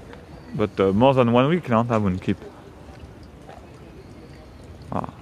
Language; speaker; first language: English; non-native, learner; French